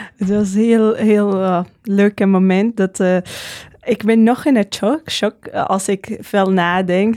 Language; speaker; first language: Dutch; non-native, learner; Arabic